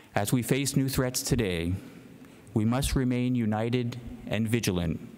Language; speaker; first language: English; native; English